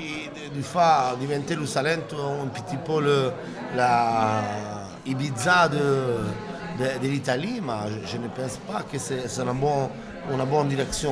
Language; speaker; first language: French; non-native, learner; Italian